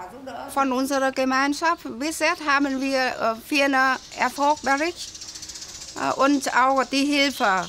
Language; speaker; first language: German; non-native, learner; Vietnamese